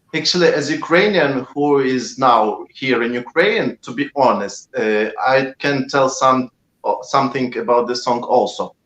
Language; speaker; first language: English; non-native, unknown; Ukrainian